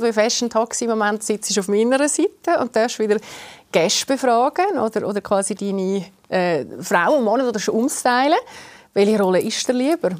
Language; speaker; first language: German; native; German